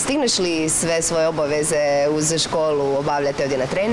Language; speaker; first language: Croatian; native; Croatian